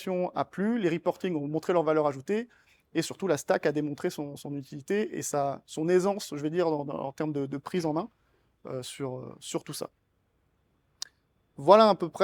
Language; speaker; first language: French; native; French